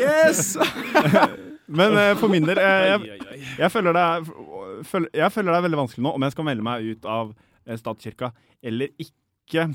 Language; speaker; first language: Norwegian; native; Norwegian